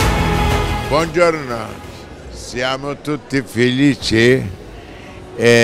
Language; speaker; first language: Italian; non-native, learner; Turkish